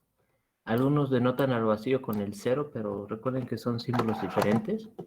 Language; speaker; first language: Spanish; native; Spanish